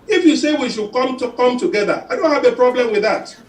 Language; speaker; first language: English; non-native, local second language; Yoruba